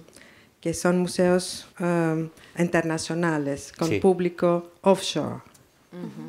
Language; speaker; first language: Spanish; non-native, fluent; French